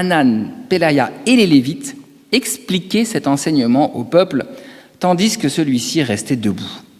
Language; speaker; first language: French; native; French